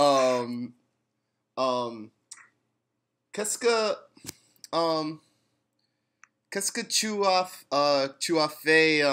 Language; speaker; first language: French; non-native, learner; English